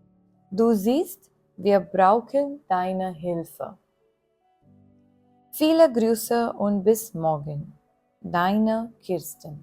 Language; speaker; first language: German; non-native, fluent; Gujarati